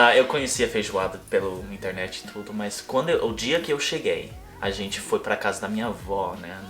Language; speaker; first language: Portuguese; non-native, fluent; English